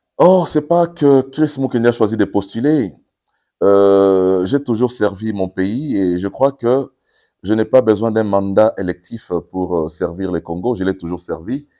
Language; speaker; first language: French; non-native, local second language; Lingala